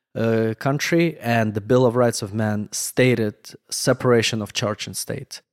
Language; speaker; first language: English; non-native, fluent; Russian